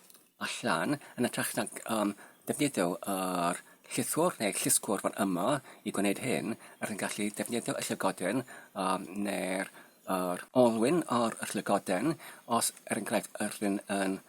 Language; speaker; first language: Welsh; non-native, learner; Polish